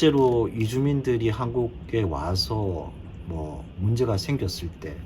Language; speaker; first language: Korean; native; Korean